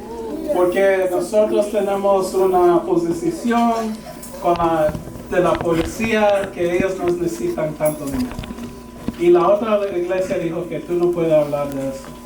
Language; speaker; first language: Spanish; early bilingual, heritage; English